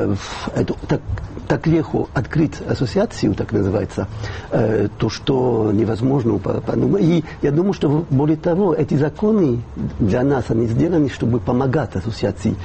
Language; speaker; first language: Russian; non-native, fluent; French